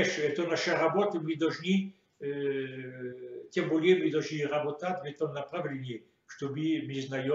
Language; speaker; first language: Russian; non-native, fluent; French